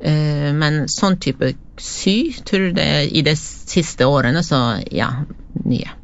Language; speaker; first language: Norwegian; non-native, fluent; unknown